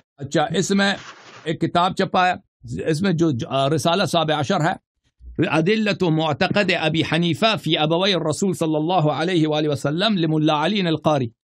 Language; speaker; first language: Urdu; non-native, fluent; Persian